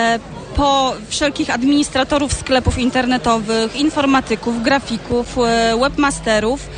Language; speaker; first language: Polish; native; Polish